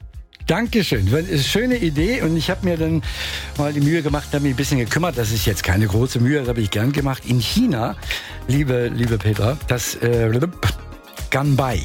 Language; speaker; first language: German; native; German